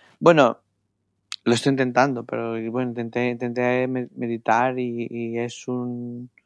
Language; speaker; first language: Spanish; non-native, fluent; Greek